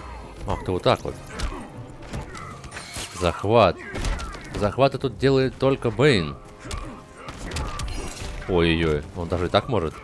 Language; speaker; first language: Russian; native; Russian